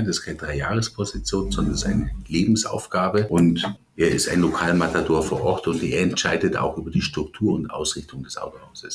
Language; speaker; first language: German; native; German